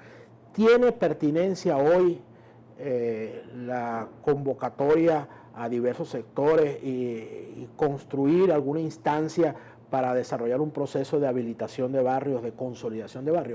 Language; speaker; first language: Spanish; native; Spanish